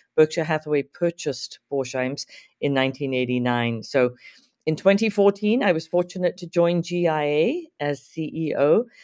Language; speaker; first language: English; native; English